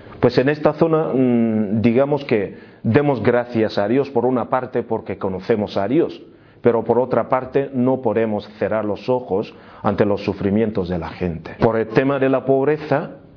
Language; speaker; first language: Spanish; non-native, fluent; Igbo